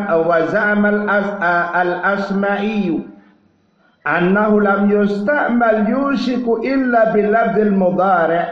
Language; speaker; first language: Arabic; non-native, fluent; Indonesian